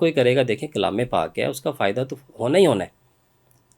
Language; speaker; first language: Urdu; native; Urdu